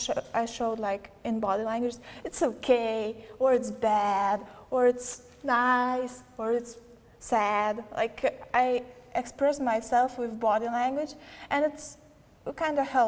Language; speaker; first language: English; non-native, learner; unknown